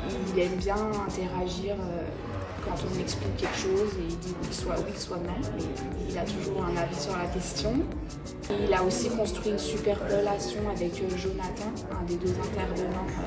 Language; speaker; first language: French; native; French